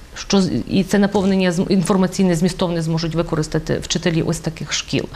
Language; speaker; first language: Ukrainian; native; Ukrainian